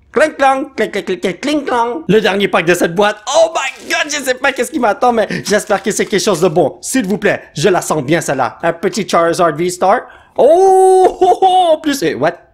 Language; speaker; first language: French; native; French